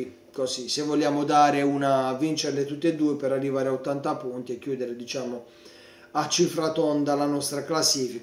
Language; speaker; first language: Italian; native; Italian